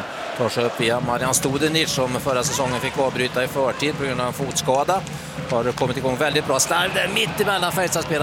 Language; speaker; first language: Swedish; native; Swedish